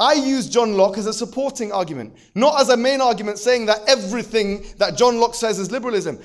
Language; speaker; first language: English; native; English